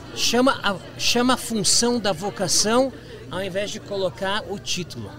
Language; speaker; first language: Portuguese; native; Portuguese